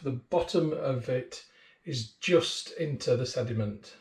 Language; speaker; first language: English; native; English